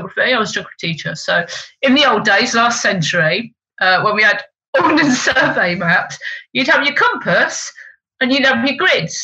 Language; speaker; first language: English; native; English